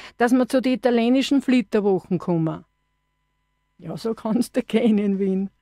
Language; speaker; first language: German; native; German